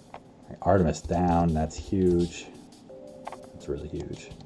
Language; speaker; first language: English; native; English